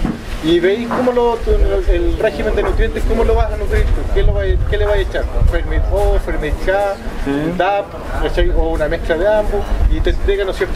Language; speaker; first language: Spanish; native; Spanish